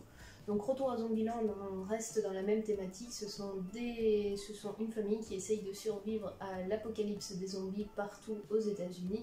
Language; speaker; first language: French; native; French